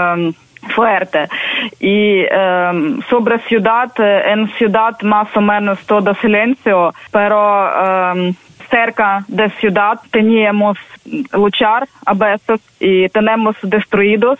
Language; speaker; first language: Spanish; non-native, fluent; Ukrainian